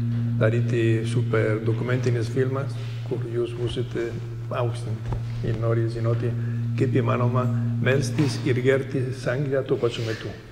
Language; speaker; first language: Lithuanian; non-native, learner; Spanish